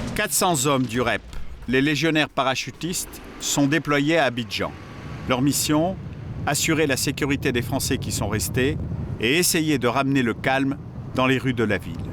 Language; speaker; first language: French; native; French